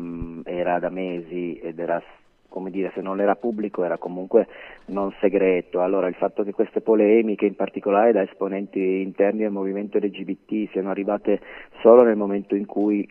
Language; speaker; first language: Italian; native; Italian